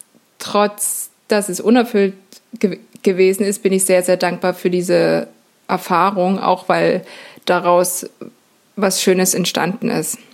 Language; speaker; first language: German; native; German